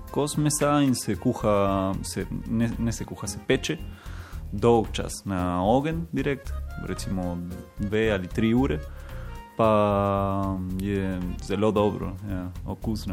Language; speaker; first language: Slovenian; non-native, learner; Spanish